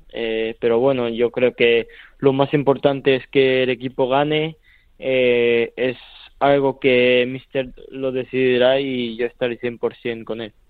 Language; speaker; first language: Spanish; early bilingual, other home language; Korean